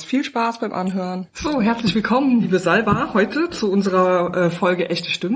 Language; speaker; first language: German; native; German